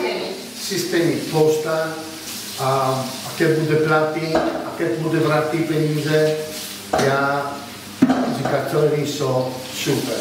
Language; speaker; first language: Czech; non-native, learner; Italian